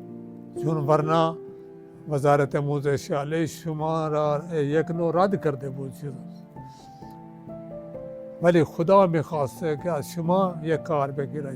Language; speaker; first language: Persian; non-native, fluent; Urdu